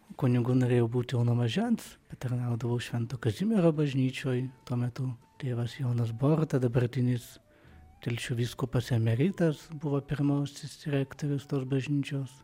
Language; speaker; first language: Lithuanian; non-native, local second language; Polish